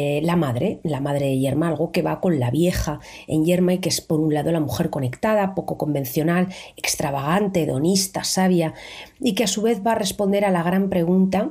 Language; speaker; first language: Spanish; native; Spanish